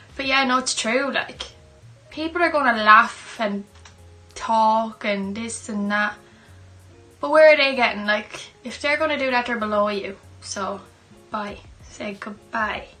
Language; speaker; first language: English; native; English